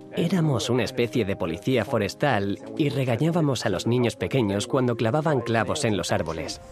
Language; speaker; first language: Spanish; non-native, fluent; German